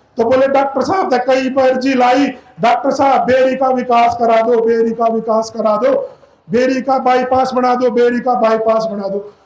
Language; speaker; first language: Hindi; native; Hindi